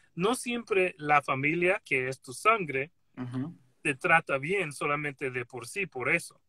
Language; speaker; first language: Spanish; non-native, fluent; English